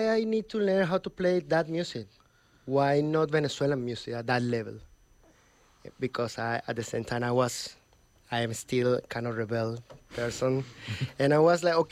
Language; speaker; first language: English; non-native, fluent; Spanish